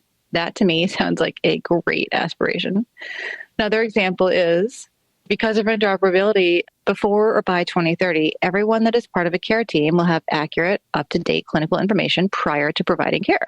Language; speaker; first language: English; native; English